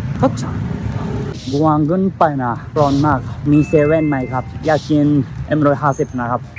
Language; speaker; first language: Thai; non-native, learner; Japanese